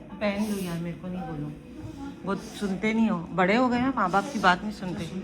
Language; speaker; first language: Hindi; native; Hindi